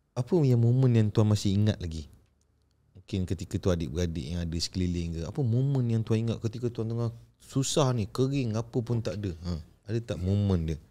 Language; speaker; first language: Malay; native; Malay